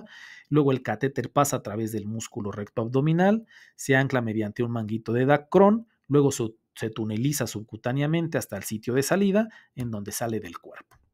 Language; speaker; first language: Spanish; native; Spanish